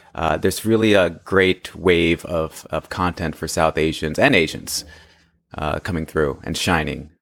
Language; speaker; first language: English; early bilingual, other home language; Hindi